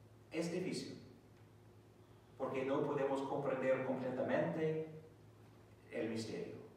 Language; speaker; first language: Spanish; non-native, fluent; English